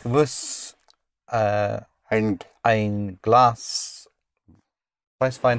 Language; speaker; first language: German; non-native, learner; English